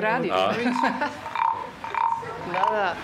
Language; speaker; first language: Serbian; non-native, learner; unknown